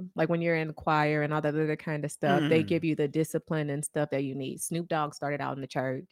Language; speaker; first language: English; native; English